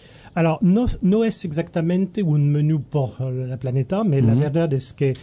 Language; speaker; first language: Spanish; non-native, learner; French